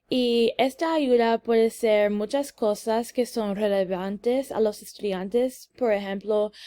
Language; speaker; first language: Spanish; early bilingual, heritage; English